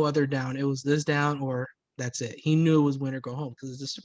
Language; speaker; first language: English; native; English